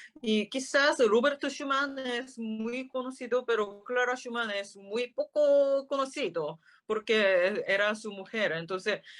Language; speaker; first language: Spanish; non-native, learner; Korean